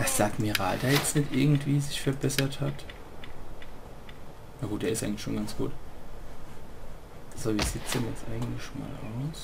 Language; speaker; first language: German; native; German